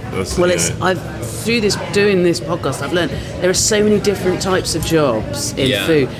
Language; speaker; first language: English; native; English